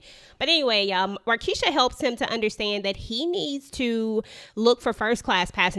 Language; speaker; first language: English; native; English